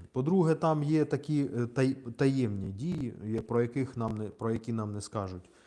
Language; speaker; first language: Ukrainian; non-native, local second language; Russian